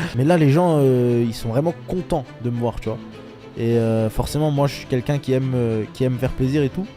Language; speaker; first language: French; early bilingual, other home language; Chechen